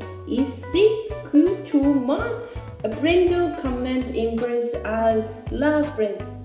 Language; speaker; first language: French; non-native, learner; Chinese